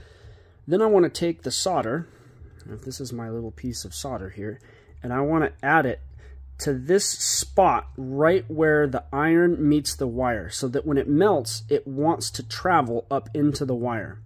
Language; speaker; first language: English; native; English